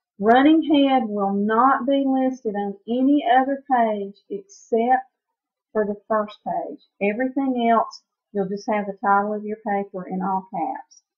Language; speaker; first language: English; native; English